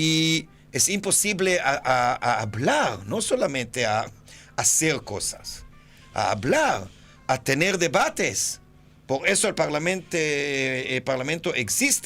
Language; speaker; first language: Spanish; non-native, fluent; Hebrew